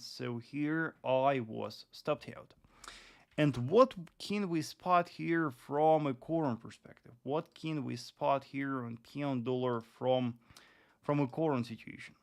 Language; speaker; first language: English; non-native, fluent; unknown